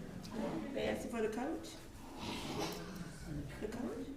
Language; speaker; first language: English; native; English